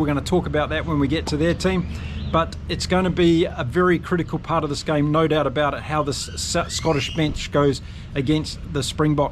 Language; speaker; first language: English; native; English